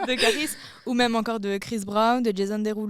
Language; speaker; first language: French; native; French